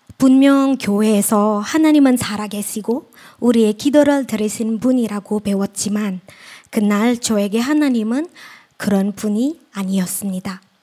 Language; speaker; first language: Korean; non-native, fluent; Indonesian